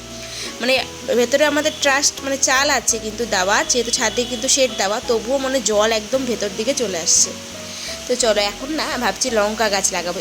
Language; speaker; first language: Bangla; native; Bangla